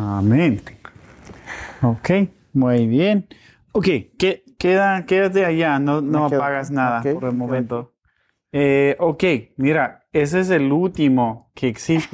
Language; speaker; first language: Spanish; non-native, fluent; English